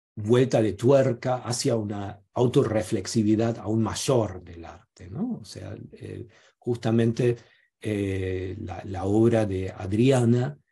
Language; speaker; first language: Spanish; non-native, fluent; German